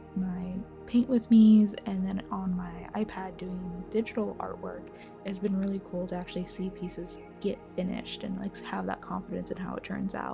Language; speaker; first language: English; native; English